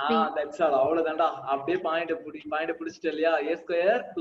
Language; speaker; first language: Tamil; native; Tamil